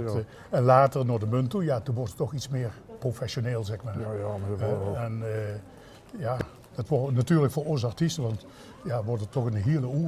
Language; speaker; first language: Dutch; native; Dutch